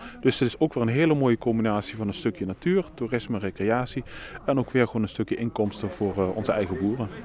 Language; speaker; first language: Dutch; native; Dutch